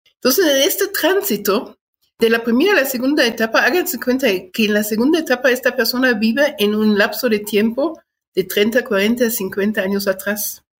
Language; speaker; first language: Spanish; non-native, fluent; German